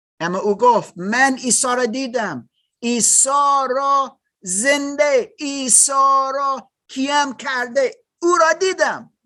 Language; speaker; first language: Persian; non-native, learner; German